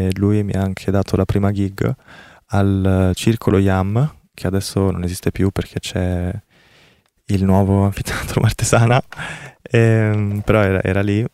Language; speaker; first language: Italian; early bilingual, other home language; Korean